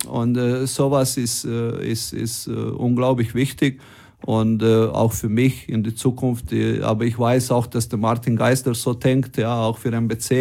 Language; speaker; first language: German; non-native, fluent; Croatian